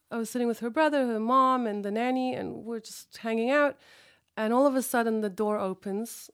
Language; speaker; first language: English; early bilingual, other home language; Hebrew